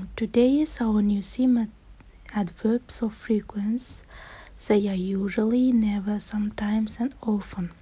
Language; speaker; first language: English; non-native, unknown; Kazakh